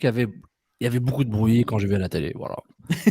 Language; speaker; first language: French; native; French